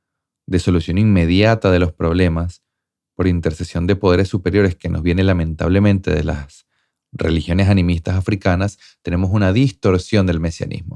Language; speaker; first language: Spanish; native; Spanish